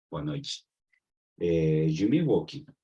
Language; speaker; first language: Portuguese; non-native, fluent; Spanish